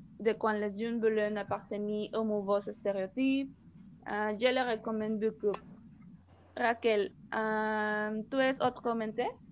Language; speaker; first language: French; non-native, learner; Spanish